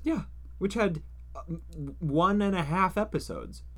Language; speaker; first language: English; native; English